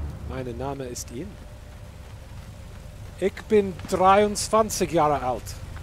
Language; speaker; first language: German; non-native, learner; English